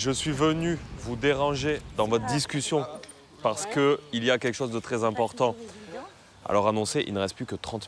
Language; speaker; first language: French; native; French